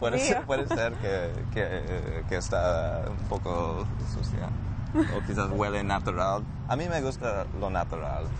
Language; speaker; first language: Spanish; non-native, fluent; English